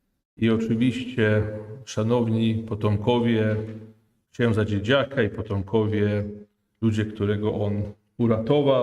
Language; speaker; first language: Polish; non-native, fluent; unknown